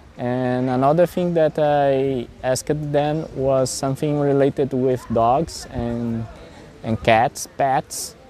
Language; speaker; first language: English; non-native, fluent; Portuguese